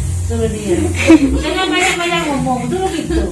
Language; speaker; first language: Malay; non-native, local second language; Madurese